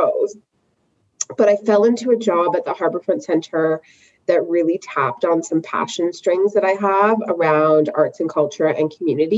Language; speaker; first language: English; native; English